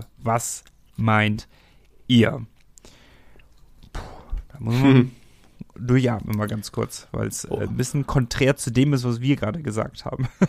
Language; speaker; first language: German; native; German